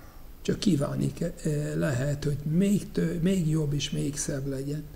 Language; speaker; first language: Hungarian; non-native, fluent; English